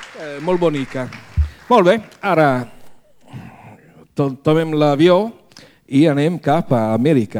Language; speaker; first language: Catalan; non-native, fluent; Italian